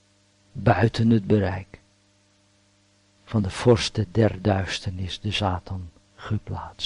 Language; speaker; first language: Dutch; native; Dutch